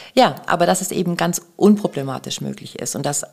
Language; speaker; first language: German; native; German